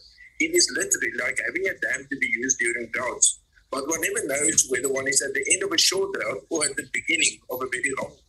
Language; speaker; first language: English; non-native, local second language; Afrikaans